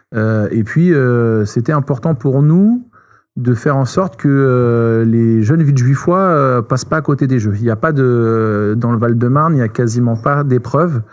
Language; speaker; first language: French; native; French